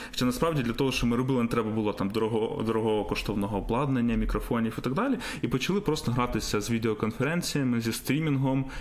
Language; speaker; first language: Ukrainian; native; Ukrainian